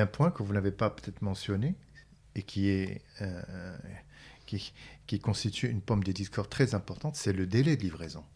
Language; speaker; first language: French; non-native, local second language; Arabic